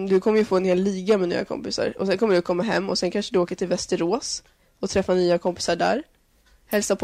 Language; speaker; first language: Swedish; native; Swedish